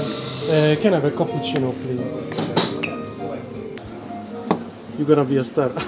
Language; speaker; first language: English; non-native, learner; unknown